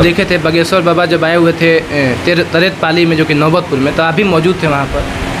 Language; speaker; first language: Hindi; native; Hindi